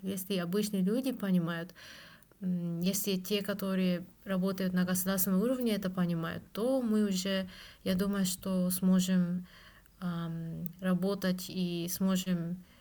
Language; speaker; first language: Russian; non-native, fluent; Japanese